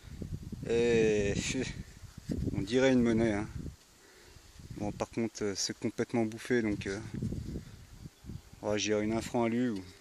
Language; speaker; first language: French; native; French